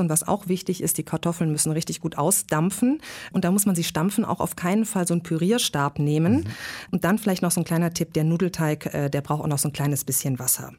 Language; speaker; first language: German; native; German